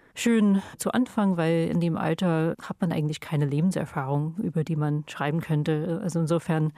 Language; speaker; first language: German; non-native, fluent; English